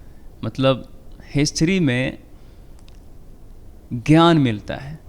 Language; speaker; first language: Hindi; non-native, fluent; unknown